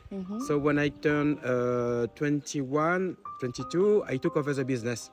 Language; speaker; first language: English; non-native, fluent; French